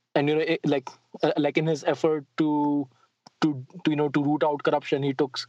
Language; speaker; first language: English; non-native, local second language; Hindi